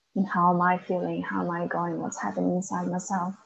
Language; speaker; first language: English; non-native, fluent; Macedonian